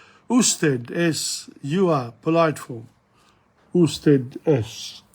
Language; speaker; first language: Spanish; non-native, learner; English